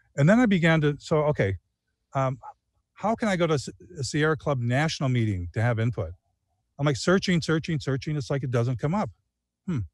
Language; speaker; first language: English; native; English